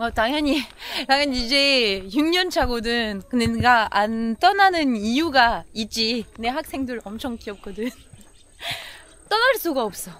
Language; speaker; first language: Korean; non-native, fluent; French